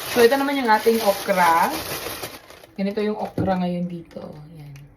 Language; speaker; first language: Filipino; non-native, local second language; Cebuano